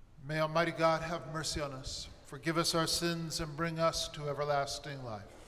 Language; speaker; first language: English; native; English